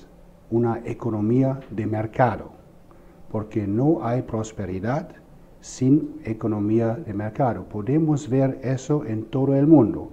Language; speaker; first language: Spanish; non-native, fluent; German